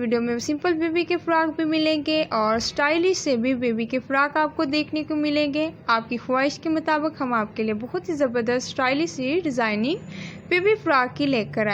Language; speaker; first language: Hindi; native; Hindi